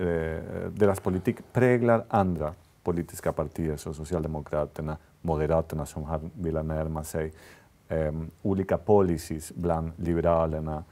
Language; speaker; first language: Swedish; non-native, fluent; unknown